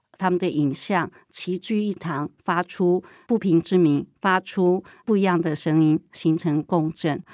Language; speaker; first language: Chinese; native; Chinese